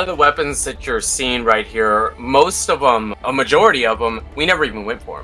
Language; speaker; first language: English; native; English